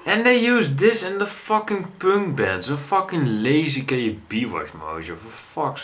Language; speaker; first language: English; non-native, fluent; Dutch